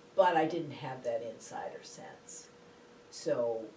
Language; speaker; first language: English; native; English